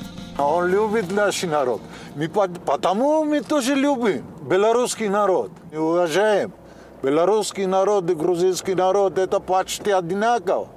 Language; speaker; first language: Russian; non-native, local second language; Georgian